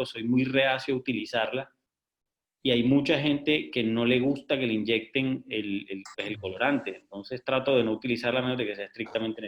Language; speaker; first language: Spanish; native; Spanish